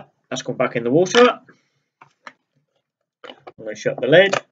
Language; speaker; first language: English; native; English